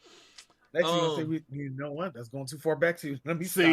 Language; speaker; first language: English; native; English